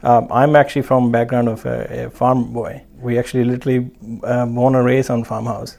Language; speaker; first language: English; non-native, local second language; Punjabi